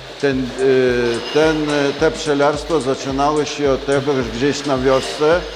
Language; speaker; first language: Polish; non-native, learner; Ukrainian